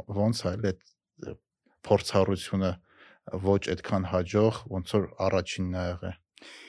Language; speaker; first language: Armenian; native; Armenian